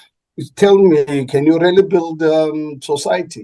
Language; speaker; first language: English; non-native, local second language; Northern Sotho